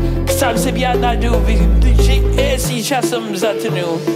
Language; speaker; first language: Russian; non-native, learner; English